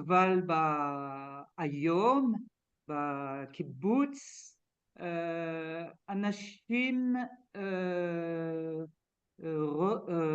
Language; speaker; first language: Hebrew; non-native, learner; French